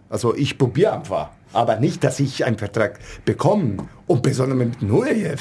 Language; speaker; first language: German; non-native, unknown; Italian